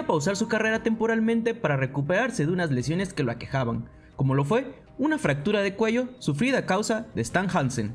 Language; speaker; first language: Spanish; native; Spanish